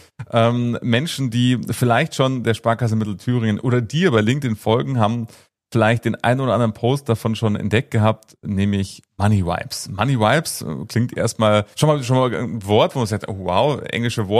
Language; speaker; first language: German; native; German